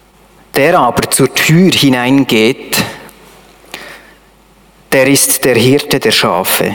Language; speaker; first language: German; native; German